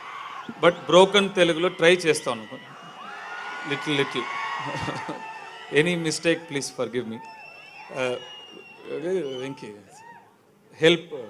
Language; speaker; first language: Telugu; non-native, learner; Tamil